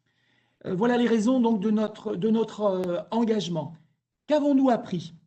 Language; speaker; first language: French; native; French